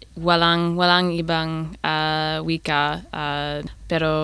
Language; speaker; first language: Filipino; non-native, learner; English